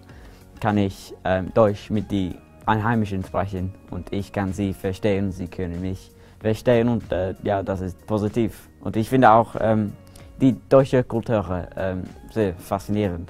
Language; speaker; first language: German; non-native, learner; English